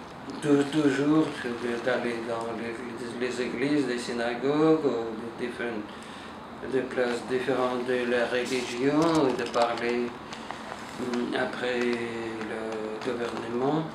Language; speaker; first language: French; non-native, learner; Russian